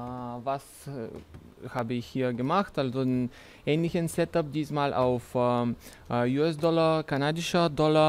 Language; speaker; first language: German; non-native, fluent; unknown